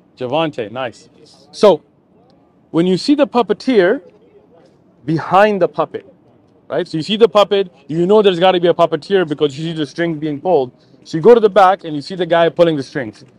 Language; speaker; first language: English; native; English